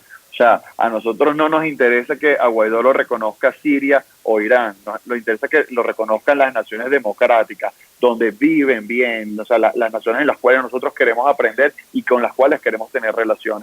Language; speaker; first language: Spanish; native; Spanish